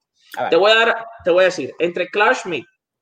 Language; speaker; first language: Spanish; native; Spanish